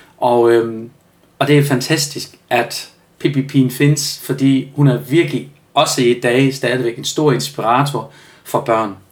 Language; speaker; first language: Danish; native; Danish